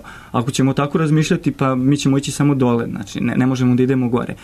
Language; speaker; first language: Serbian; native; Serbian